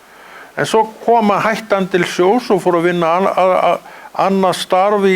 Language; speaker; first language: Icelandic; native; Icelandic